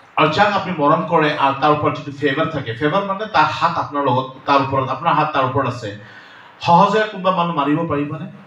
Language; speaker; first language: Assamese; non-native, local second language; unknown